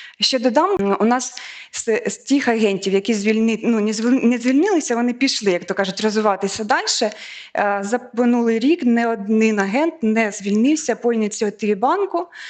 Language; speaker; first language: Ukrainian; native; Ukrainian